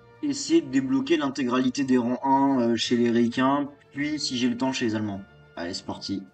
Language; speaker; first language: French; native; French